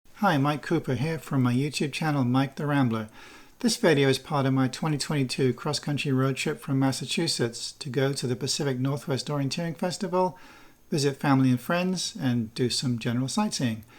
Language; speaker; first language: English; native; English